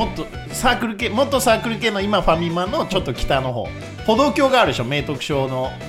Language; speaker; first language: Japanese; native; Japanese